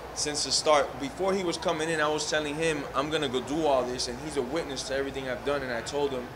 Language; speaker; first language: English; early bilingual, other home language; Spanish